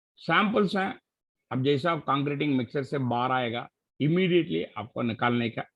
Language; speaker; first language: Hindi; non-native, local second language; Marathi